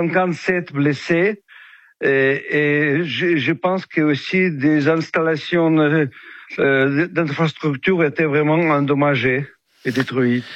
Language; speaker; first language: French; non-native, fluent; Ukrainian